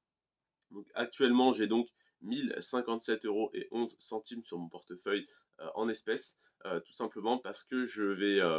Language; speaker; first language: French; native; French